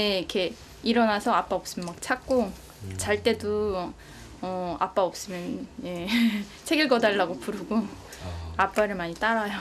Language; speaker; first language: Korean; native; Korean